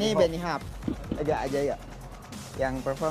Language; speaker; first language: Indonesian; native; Indonesian